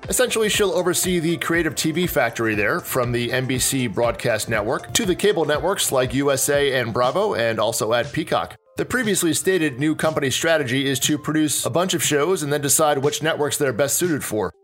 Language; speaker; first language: English; native; English